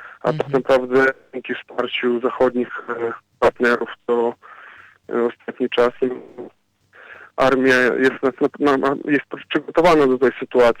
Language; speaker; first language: Polish; non-native, fluent; Ukrainian